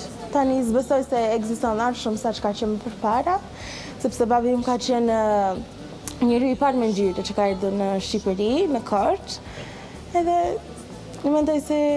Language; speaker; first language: Albanian; early bilingual, other home language; English